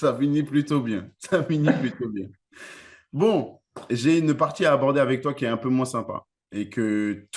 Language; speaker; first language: French; native; French